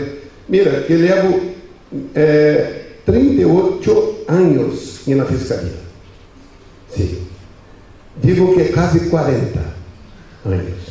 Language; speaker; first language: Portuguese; non-native, learner; Spanish